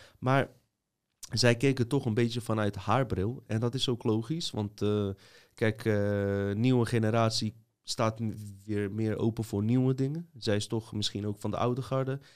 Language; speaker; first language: Dutch; native; Dutch